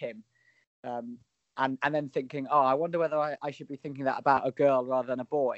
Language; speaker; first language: English; native; English